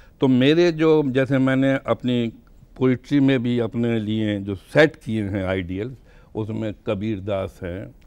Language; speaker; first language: Hindi; native; Hindi